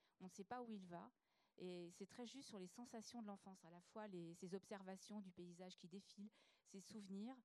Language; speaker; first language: French; native; French